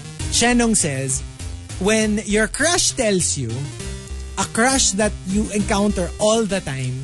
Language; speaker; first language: English; non-native, local second language; Filipino